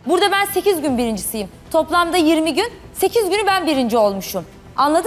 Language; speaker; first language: Turkish; native; Turkish